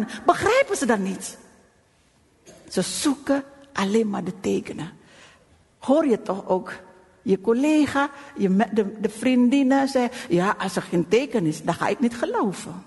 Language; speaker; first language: Dutch; non-native, fluent; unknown